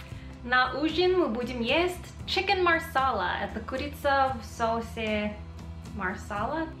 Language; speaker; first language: Russian; non-native, learner; English